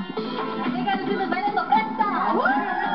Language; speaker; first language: English; early bilingual, other home language; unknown